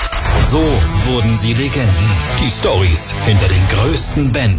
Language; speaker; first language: German; native; German